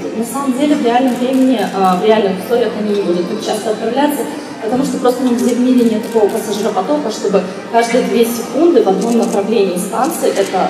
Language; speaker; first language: Russian; native; Russian